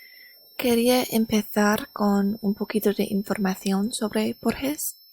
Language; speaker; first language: Spanish; non-native, learner; English